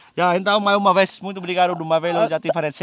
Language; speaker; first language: Portuguese; non-native, learner; Vietnamese